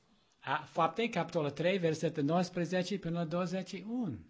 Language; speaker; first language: Romanian; non-native, learner; English